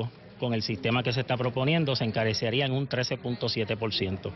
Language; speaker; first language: Spanish; native; Spanish